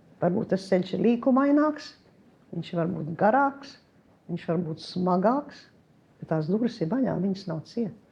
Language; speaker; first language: Latvian; early bilingual, heritage; Latvian